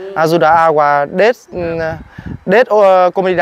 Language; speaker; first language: Portuguese; non-native, learner; Vietnamese